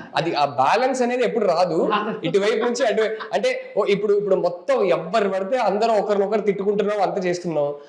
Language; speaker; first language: Telugu; non-native, local second language; Tamil